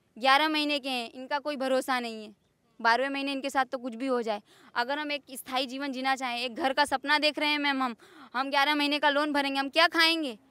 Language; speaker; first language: Hindi; non-native, local second language; Gujarati